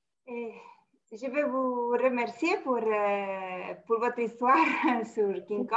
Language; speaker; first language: French; non-native, fluent; Italian